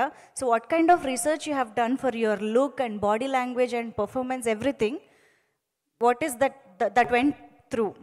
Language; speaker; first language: Telugu; native; Telugu